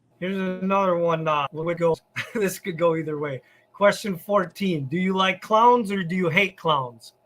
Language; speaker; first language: English; native; English